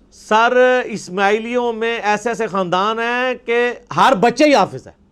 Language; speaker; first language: Urdu; non-native, local second language; Punjabi